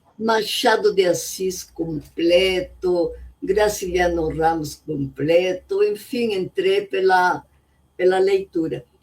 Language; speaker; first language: Portuguese; non-native, fluent; Spanish